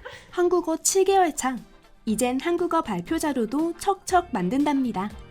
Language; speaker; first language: Korean; native; Korean